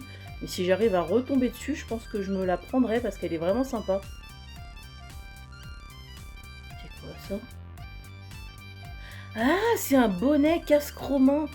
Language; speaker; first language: French; native; French